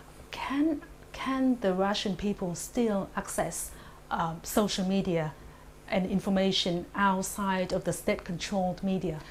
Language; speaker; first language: English; non-native, fluent; Vietnamese